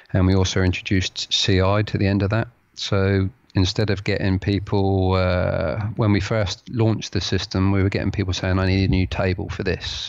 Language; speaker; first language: English; native; English